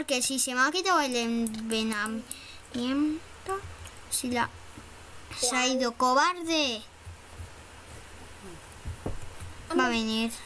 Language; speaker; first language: Spanish; native; Spanish